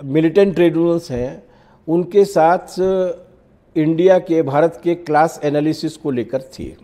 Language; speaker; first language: Hindi; native; Hindi